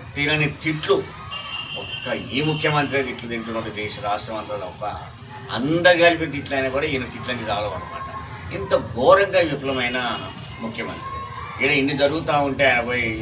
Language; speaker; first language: Telugu; native; Telugu